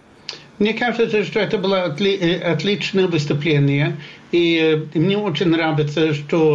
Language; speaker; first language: Russian; non-native, fluent; Swedish